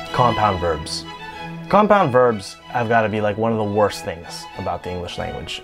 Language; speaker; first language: English; native; English